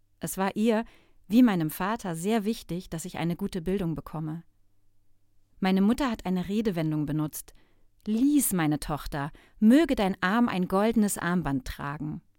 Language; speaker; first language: German; non-native, fluent; Turkish